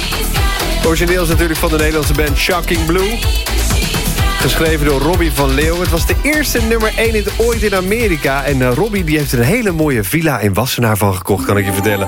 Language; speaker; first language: Dutch; native; Dutch